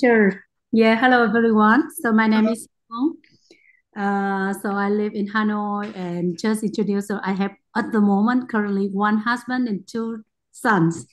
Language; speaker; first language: English; non-native, learner; Vietnamese